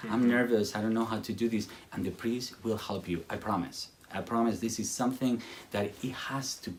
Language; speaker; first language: English; non-native, fluent; Spanish